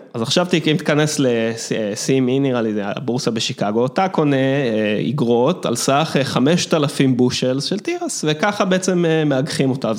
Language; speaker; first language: Hebrew; early bilingual, other home language; English